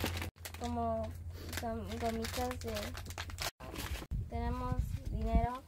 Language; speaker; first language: Spanish; early bilingual, other home language; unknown